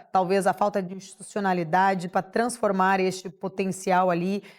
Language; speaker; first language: Portuguese; native; Portuguese